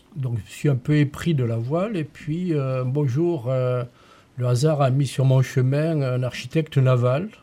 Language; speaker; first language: French; native; French